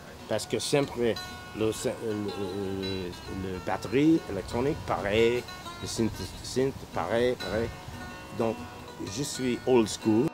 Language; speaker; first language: French; non-native, learner; English